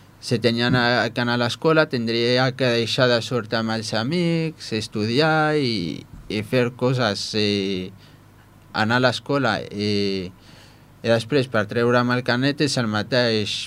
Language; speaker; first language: Catalan; non-native, fluent; Riffian